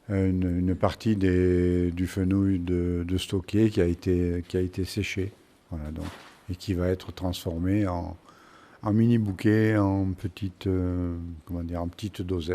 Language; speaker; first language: French; native; French